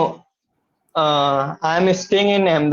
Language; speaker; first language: English; non-native, learner; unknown